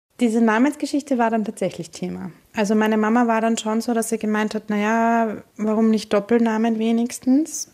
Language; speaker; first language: German; native; German